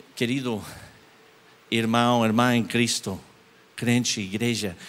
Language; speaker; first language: Portuguese; non-native, learner; English